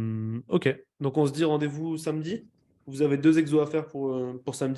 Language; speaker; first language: French; native; French